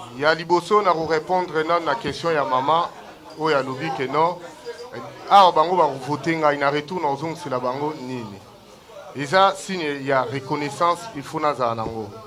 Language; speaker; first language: Lingala; native; Lingala